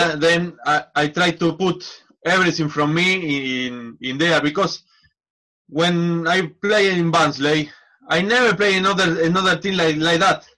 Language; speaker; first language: English; non-native, learner; Spanish